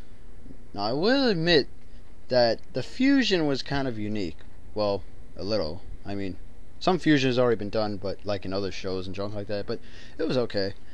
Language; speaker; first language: English; native; English